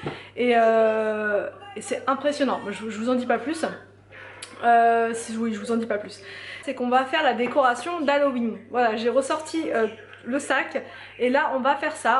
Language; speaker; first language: French; native; French